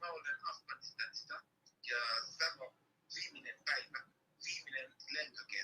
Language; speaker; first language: Finnish; non-native, learner; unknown